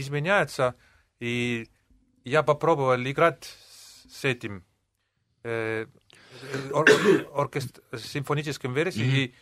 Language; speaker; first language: Russian; non-native, local second language; Estonian